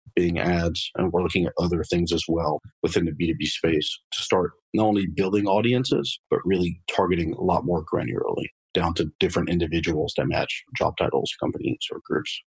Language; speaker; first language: English; non-native, fluent; French